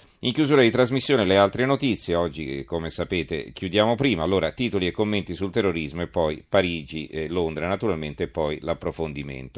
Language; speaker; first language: Italian; native; Italian